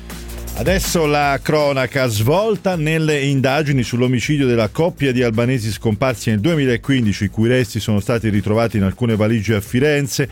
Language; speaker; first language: Italian; native; Italian